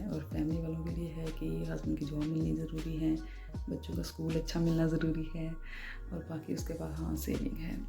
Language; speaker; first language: Hindi; non-native, local second language; Punjabi